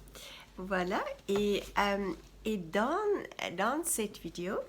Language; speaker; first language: French; non-native, fluent; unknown